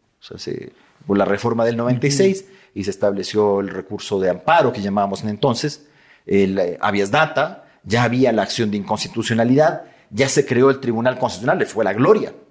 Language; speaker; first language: Spanish; native; Spanish